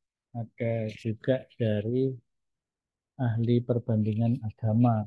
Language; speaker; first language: Indonesian; native; Indonesian